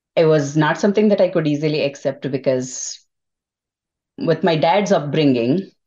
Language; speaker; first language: English; non-native, local second language; Telugu